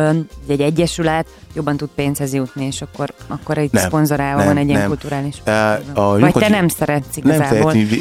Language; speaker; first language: Hungarian; native; Hungarian